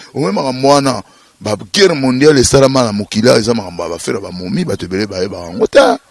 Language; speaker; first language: Lingala; non-native, local second language; Swahili